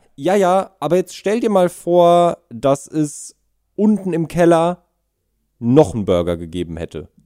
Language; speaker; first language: German; native; German